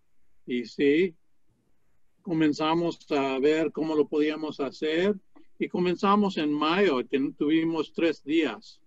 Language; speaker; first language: Spanish; non-native, fluent; English